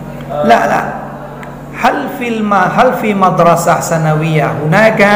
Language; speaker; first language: Arabic; non-native, fluent; Indonesian